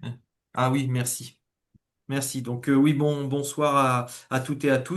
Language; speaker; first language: French; native; French